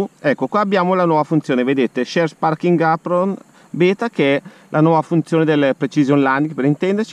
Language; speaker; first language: Italian; native; Italian